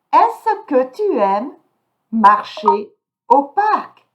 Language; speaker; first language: French; non-native, fluent; English